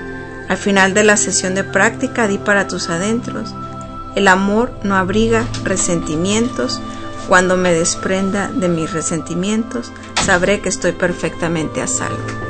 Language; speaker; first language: Spanish; native; Spanish